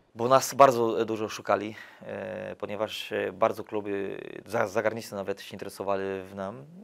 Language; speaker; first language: Polish; non-native, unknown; Portuguese